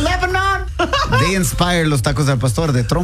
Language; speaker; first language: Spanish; early bilingual, heritage; Spanish